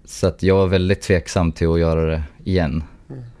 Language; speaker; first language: Swedish; native; Swedish